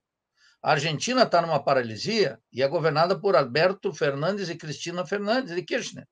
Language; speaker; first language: Portuguese; native; Portuguese